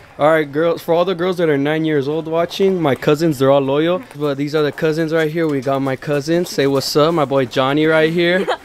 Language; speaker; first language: English; early bilingual, other home language; Spanish